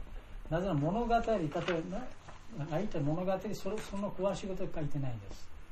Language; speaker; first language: Japanese; non-native, learner; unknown